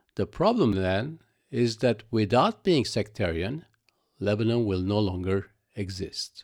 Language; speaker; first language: English; non-native, fluent; Arabic